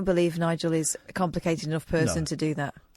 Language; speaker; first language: English; native; English